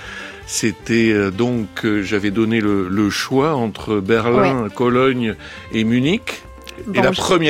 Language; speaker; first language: French; native; French